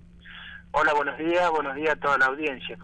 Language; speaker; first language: Spanish; native; Spanish